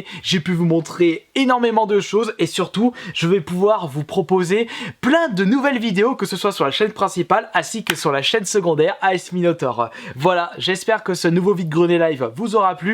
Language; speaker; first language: French; native; French